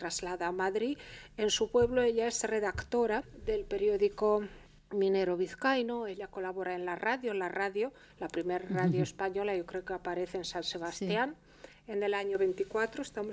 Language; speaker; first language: Spanish; early bilingual, heritage; Spanish